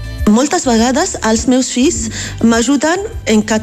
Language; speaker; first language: Catalan; non-native, learner; Arabic